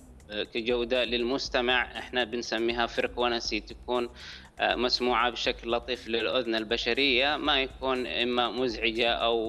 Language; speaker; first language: Arabic; native; Arabic